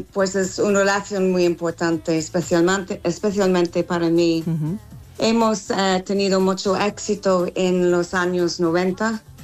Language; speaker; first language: Spanish; non-native, learner; English